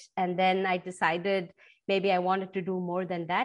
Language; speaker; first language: English; non-native, local second language; Tamil